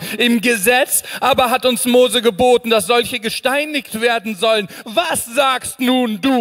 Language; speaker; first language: German; native; German